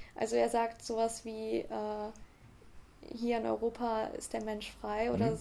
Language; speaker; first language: German; native; German